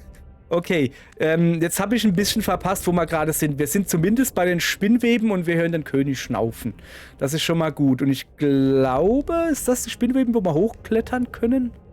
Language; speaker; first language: German; native; German